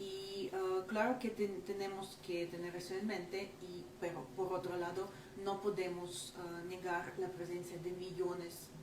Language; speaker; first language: Spanish; non-native, fluent; Ukrainian